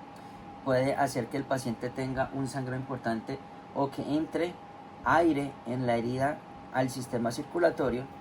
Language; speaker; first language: Spanish; native; Spanish